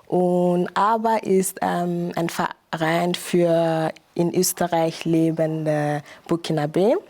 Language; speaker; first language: German; non-native, fluent; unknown